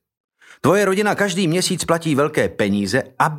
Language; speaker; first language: Czech; non-native, learner; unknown